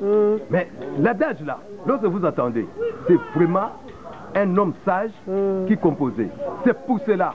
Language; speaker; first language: French; non-native, local second language; Lingala